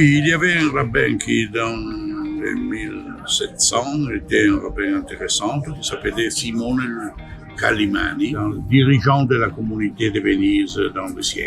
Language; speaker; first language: French; non-native, fluent; Italian